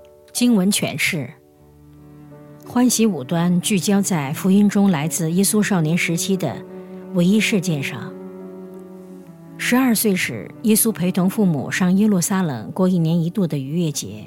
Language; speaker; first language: Chinese; native; Chinese